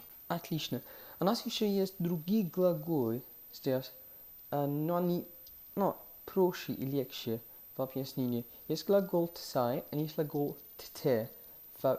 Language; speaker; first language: Russian; non-native, fluent; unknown